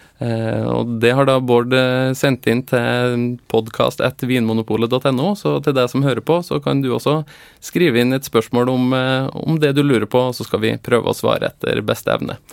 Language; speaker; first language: Norwegian; native; Norwegian